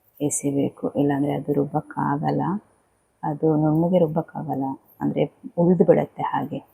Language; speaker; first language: Kannada; non-native, local second language; Tulu